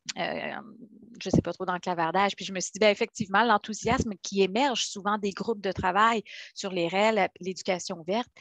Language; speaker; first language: French; native; French